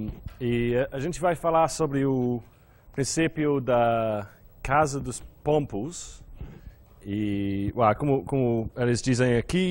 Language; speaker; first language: Portuguese; non-native, fluent; English